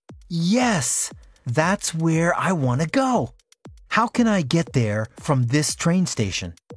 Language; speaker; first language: English; native; English